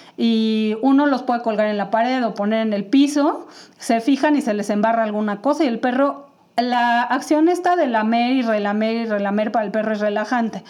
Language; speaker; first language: Spanish; native; Spanish